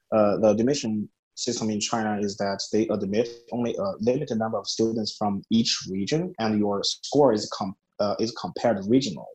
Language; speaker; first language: English; non-native, fluent; Chinese